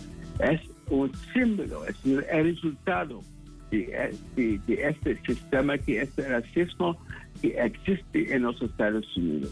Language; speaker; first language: Spanish; non-native, fluent; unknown